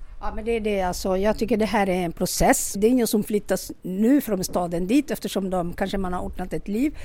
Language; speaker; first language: Swedish; non-native, local second language; Somali